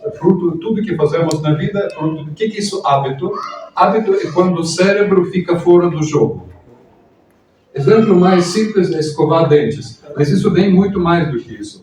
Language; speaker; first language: Portuguese; non-native, fluent; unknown